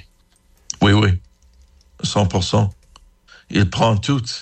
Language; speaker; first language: French; non-native, learner; English